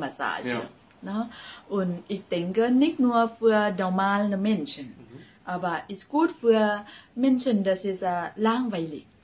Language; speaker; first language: German; non-native, learner; Thai